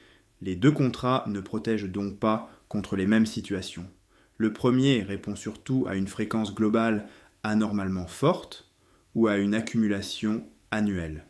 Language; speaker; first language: French; native; French